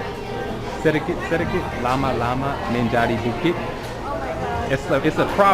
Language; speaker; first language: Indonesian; non-native, learner; English